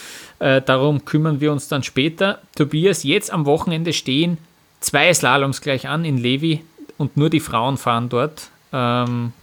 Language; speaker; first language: German; native; German